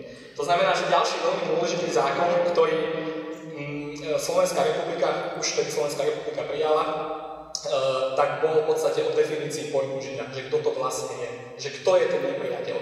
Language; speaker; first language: Slovak; native; Slovak